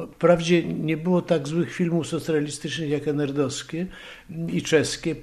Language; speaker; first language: Polish; early bilingual, other home language; Russian